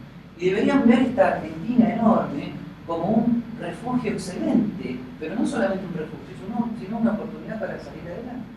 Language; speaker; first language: Spanish; native; Spanish